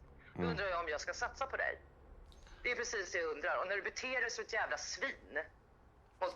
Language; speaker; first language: Swedish; native; Swedish